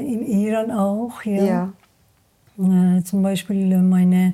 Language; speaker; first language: German; non-native, learner; Persian